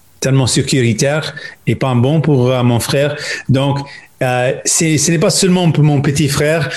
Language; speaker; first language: French; non-native, local second language; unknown